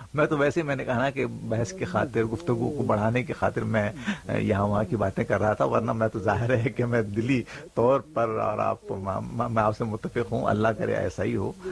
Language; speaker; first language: Urdu; native; Urdu